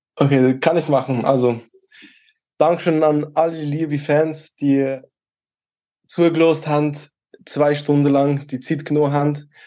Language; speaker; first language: German; early bilingual, other home language; Albanian